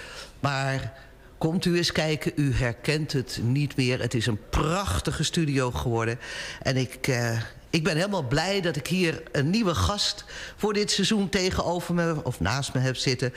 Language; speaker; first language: Dutch; native; Dutch